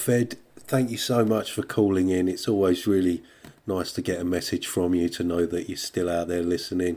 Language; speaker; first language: English; native; English